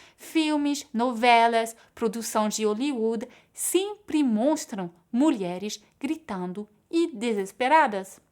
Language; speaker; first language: Portuguese; non-native, fluent; French